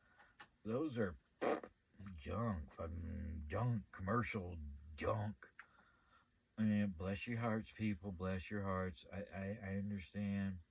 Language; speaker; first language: English; native; English